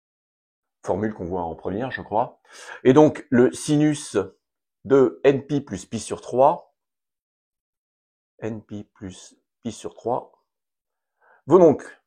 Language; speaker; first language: French; native; French